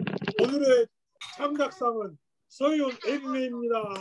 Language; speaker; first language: Korean; native; Korean